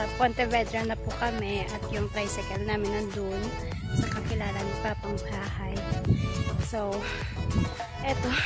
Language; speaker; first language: Filipino; non-native, local second language; Hiligaynon